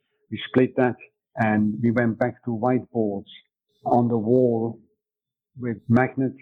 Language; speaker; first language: English; non-native, fluent; German